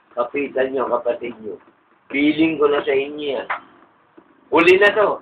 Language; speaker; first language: Filipino; native; Filipino